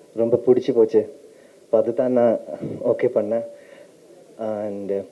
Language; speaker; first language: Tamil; non-native, learner; Malayalam